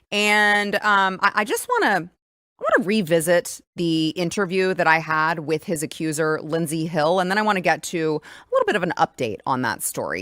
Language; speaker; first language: English; native; English